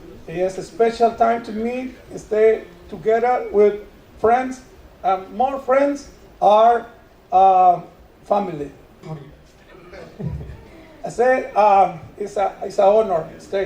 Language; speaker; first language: English; non-native, learner; Spanish